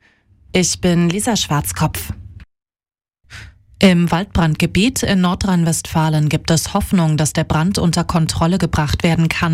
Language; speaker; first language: German; native; German